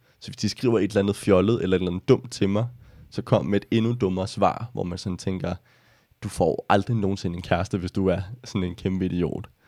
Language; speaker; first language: Danish; native; Danish